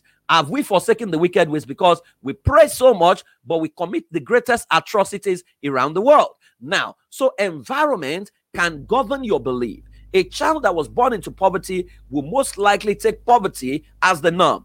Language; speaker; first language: English; non-native, local second language; Yoruba